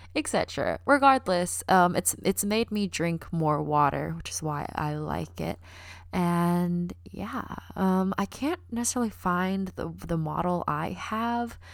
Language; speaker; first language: English; native; English